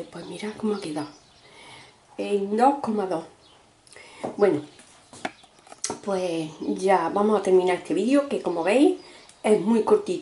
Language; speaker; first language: Spanish; native; Spanish